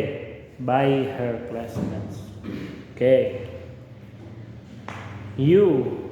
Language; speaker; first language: English; non-native, local second language; Indonesian